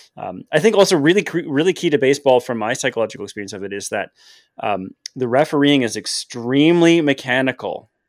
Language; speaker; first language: English; native; English